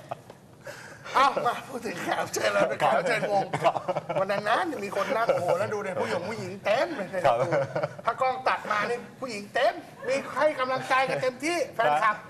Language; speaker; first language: Thai; native; Thai